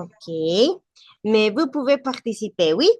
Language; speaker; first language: French; non-native, learner; Spanish